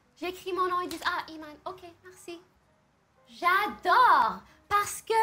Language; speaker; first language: French; early bilingual, heritage; French